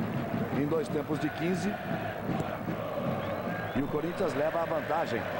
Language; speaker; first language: Portuguese; native; Portuguese